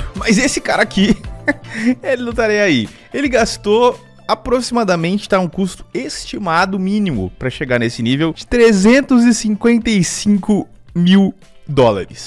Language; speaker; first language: Portuguese; native; Portuguese